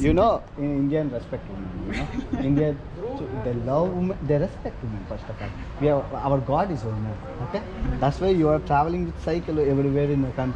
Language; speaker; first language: English; non-native, learner; Telugu